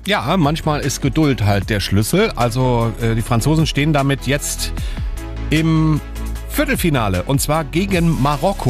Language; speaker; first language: German; native; German